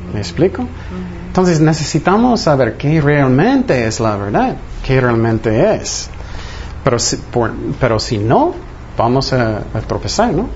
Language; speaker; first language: Spanish; non-native, fluent; English